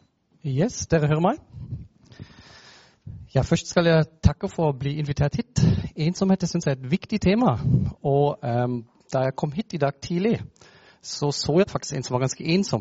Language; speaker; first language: Norwegian; non-native, fluent; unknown